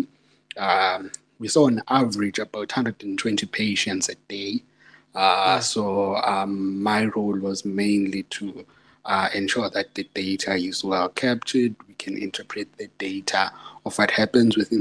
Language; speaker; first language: English; non-native, local second language; Zulu